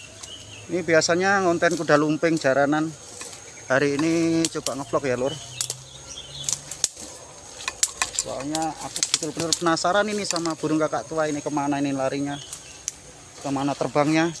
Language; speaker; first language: Indonesian; non-native, local second language; Javanese